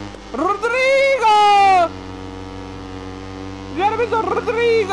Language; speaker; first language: French; native; French